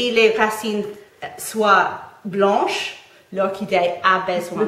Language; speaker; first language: French; non-native, fluent; English